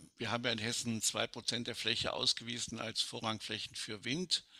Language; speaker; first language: German; native; German